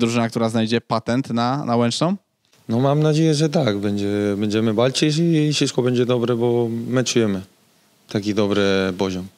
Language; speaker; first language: Polish; non-native, learner; Spanish